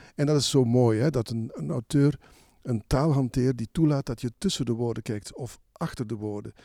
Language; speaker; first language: Dutch; native; Dutch